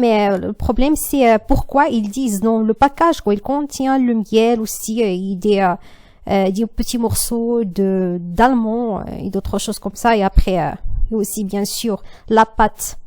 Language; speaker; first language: French; non-native, learner; Arabic